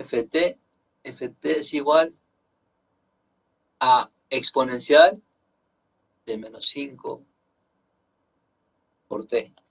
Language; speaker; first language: Spanish; native; Spanish